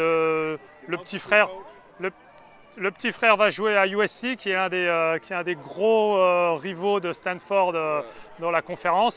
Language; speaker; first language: French; native; French